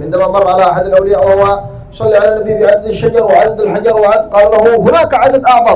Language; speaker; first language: Arabic; non-native, fluent; Madurese